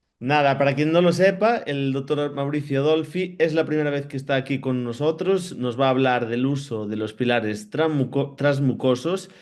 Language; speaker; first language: Spanish; native; Spanish